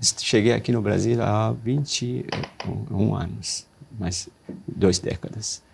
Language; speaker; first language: Portuguese; non-native, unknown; Persian